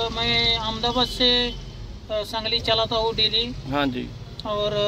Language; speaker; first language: Hindi; non-native, local second language; Marathi